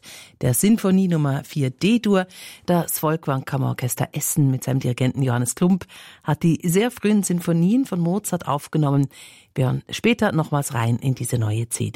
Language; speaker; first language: German; native; German